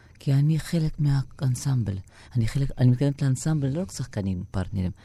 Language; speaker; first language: Hebrew; non-native, fluent; Russian